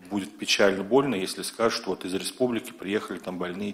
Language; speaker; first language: Russian; native; Russian